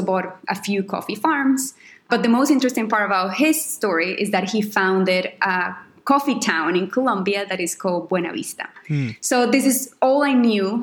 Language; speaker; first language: English; non-native, fluent; Spanish